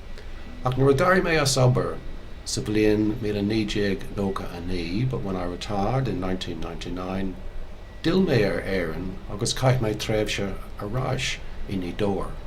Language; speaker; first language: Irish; non-native, local second language; English